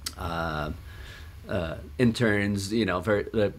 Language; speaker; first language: English; native; English